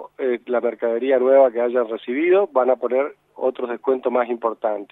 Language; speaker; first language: Spanish; native; Spanish